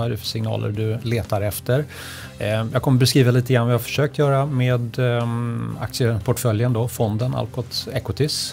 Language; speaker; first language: Swedish; native; Swedish